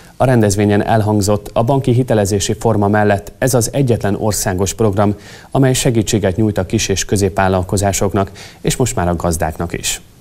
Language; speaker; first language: Hungarian; native; Hungarian